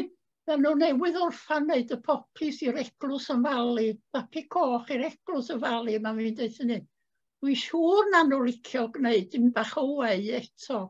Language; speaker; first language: Welsh; native; Welsh